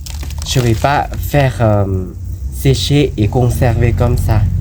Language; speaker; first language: French; non-native, learner; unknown